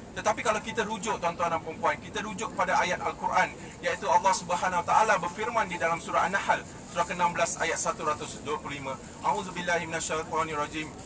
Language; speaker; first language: Malay; native; Malay